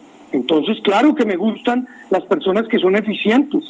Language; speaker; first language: Spanish; native; Spanish